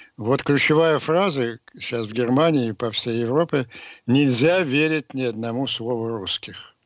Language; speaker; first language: Russian; native; Russian